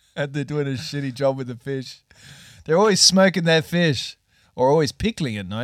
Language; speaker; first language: English; native; English